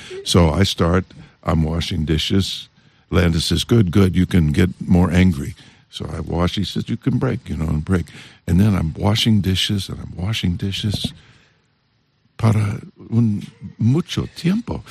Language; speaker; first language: English; native; English